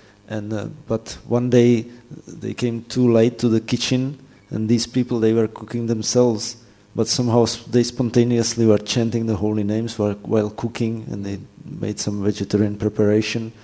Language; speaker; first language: English; non-native, fluent; Czech